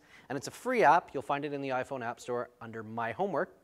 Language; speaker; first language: English; native; English